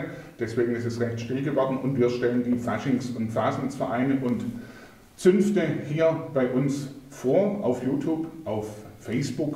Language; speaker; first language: German; native; German